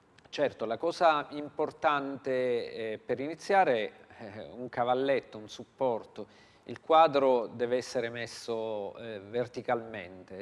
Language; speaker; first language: Italian; native; Italian